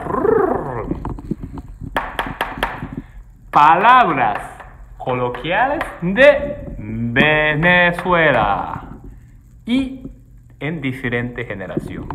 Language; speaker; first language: Spanish; non-native, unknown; Japanese